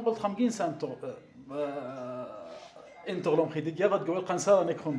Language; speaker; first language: Mongolian; non-native, learner; Arabic